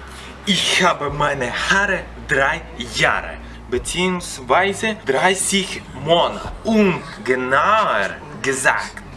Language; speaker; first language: German; non-native, learner; Russian